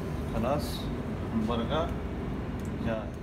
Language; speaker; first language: Arabic; non-native, learner; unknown